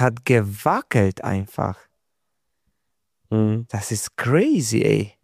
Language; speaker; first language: German; non-native, fluent; Hungarian